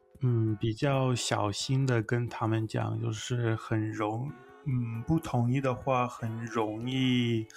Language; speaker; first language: Chinese; non-native, learner; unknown